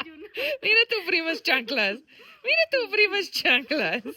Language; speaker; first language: Spanish; early bilingual, heritage; English